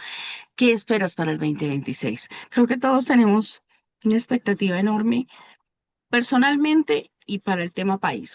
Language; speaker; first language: Spanish; native; Spanish